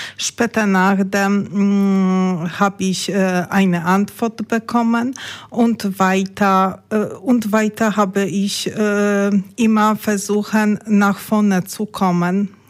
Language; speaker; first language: German; non-native, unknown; Polish